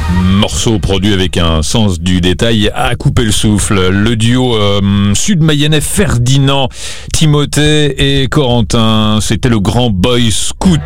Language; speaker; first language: French; native; French